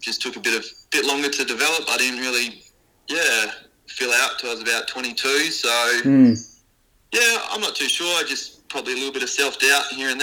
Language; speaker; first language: English; native; English